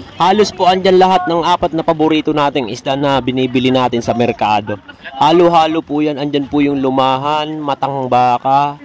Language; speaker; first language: Filipino; non-native, local second language; Bikol